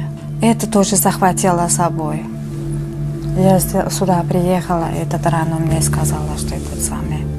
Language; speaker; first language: Russian; non-native, learner; Uzbek